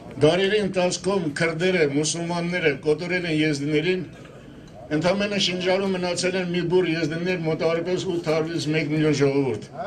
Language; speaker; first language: Armenian; non-native, local second language; Kurdish